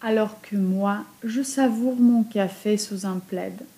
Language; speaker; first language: French; non-native, fluent; Polish